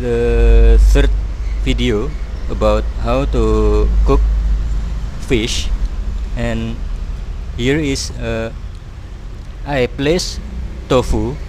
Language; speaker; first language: English; non-native, learner; Indonesian